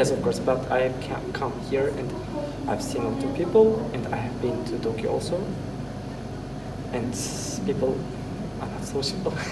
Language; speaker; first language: English; non-native, fluent; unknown